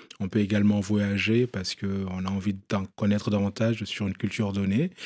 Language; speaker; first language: French; non-native, local second language; Bambara